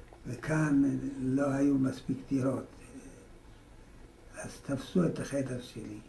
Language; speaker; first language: Hebrew; non-native, fluent; German